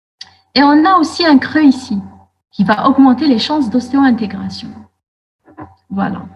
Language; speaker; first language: French; non-native, local second language; Arabic